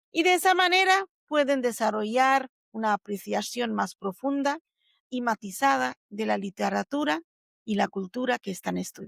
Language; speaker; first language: Spanish; non-native, fluent; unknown